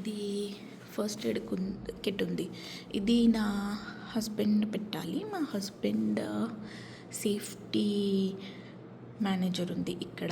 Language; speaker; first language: Telugu; non-native, learner; Marathi